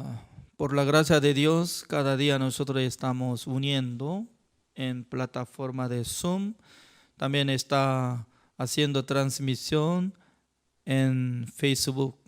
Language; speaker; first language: Spanish; non-native, fluent; Korean